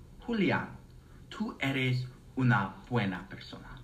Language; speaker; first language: Spanish; non-native, learner; English